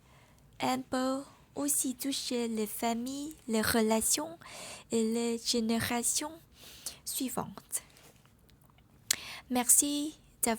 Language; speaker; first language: French; non-native, learner; Vietnamese